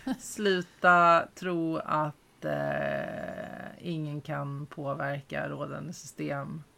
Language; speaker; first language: Swedish; native; Swedish